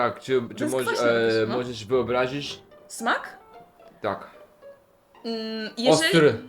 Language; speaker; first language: Polish; non-native, learner; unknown